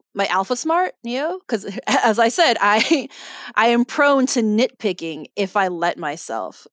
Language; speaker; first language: English; native; English